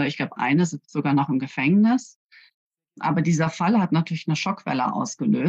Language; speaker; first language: German; native; German